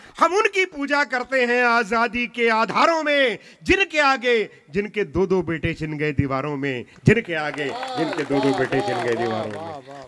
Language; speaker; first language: Hindi; non-native, local second language; Punjabi